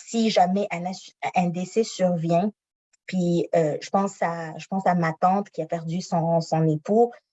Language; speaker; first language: French; non-native, local second language; Arabic